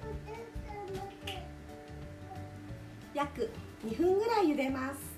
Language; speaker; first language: Japanese; native; Japanese